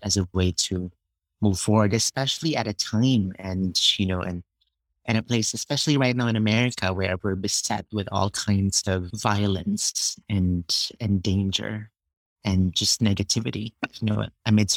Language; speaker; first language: English; non-native, local second language; Cebuano